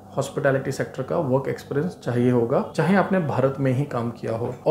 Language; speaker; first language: Hindi; native; Hindi